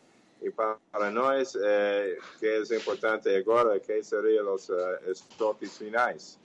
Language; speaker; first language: Portuguese; non-native, fluent; English